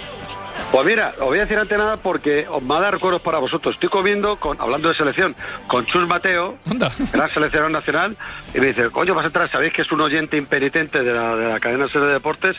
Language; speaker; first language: Spanish; native; Spanish